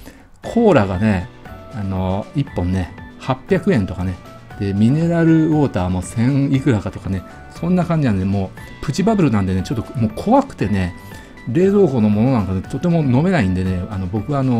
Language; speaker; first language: Japanese; native; Japanese